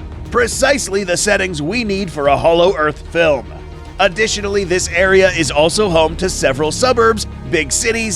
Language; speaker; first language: English; native; English